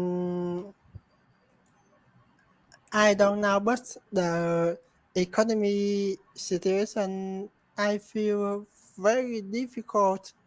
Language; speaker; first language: English; non-native, learner; Vietnamese